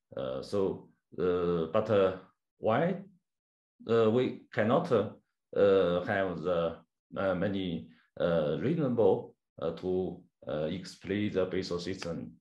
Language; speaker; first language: English; non-native, learner; Chinese